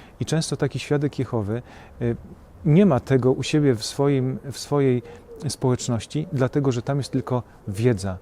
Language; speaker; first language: Polish; native; Polish